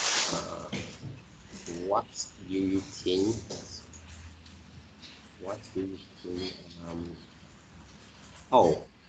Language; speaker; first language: English; non-native, learner; Vietnamese